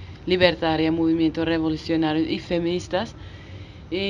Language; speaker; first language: Spanish; non-native, learner; Kurdish